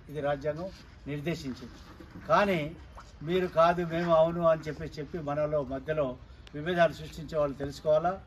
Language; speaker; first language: Telugu; non-native, local second language; Lambadi